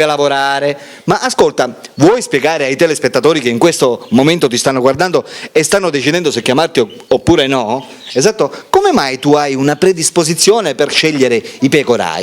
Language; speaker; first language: Italian; native; Italian